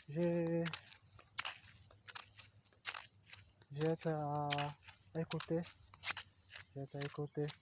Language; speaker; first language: French; non-native, learner; Portuguese